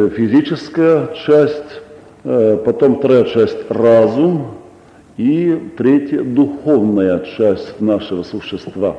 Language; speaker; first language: Russian; non-native, local second language; Estonian